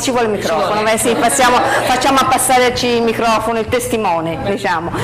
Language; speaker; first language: Italian; native; Italian